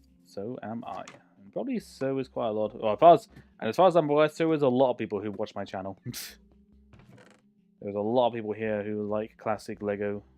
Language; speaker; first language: English; native; English